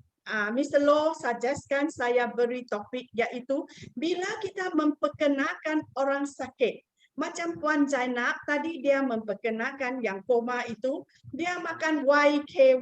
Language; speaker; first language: Indonesian; non-native, local second language; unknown